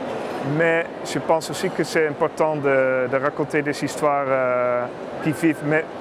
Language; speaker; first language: French; non-native, learner; Dutch